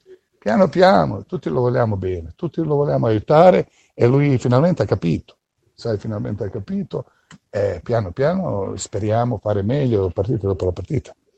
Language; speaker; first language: Italian; non-native, fluent; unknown